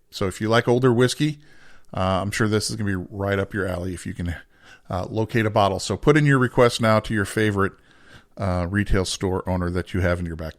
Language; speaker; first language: English; native; English